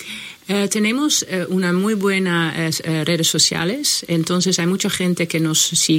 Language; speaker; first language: Spanish; non-native, fluent; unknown